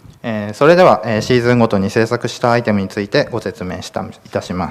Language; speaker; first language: Japanese; native; Japanese